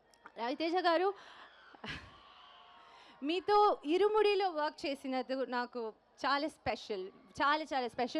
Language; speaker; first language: Telugu; non-native, learner; Tamil